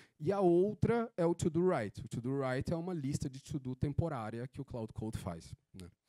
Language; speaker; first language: Portuguese; native; Portuguese